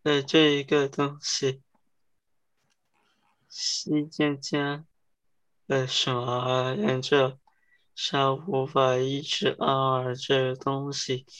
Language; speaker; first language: Chinese; early bilingual, heritage; Chinese